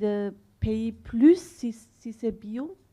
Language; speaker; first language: French; non-native, learner; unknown